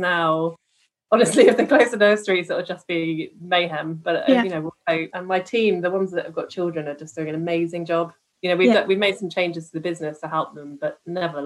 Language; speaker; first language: English; native; English